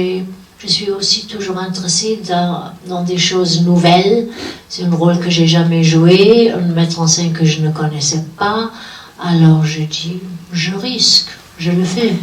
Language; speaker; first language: French; non-native, fluent; German